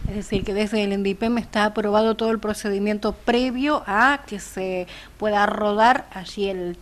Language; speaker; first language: Spanish; native; Spanish